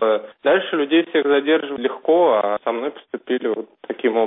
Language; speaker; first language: Russian; native; Russian